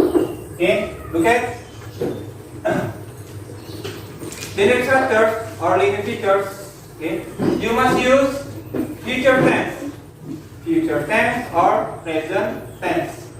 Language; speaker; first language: English; non-native, learner; Indonesian